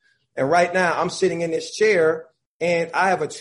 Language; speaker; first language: English; native; English